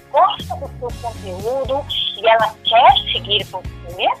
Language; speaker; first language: Portuguese; non-native, local second language; German